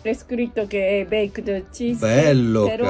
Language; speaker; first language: Italian; non-native, learner; Japanese